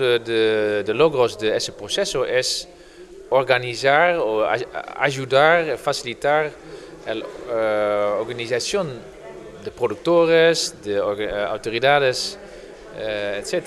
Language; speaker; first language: Spanish; non-native, fluent; Dutch